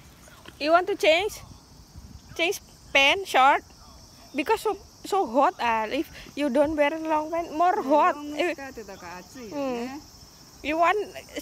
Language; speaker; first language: English; non-native, learner; Indonesian